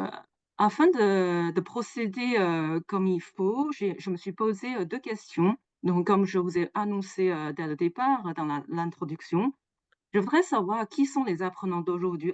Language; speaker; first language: French; non-native, fluent; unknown